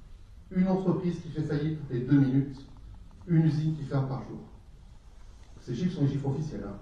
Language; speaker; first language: French; native; French